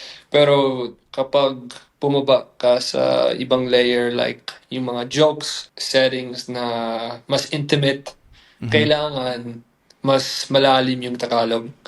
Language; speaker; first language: Filipino; non-native, fluent; English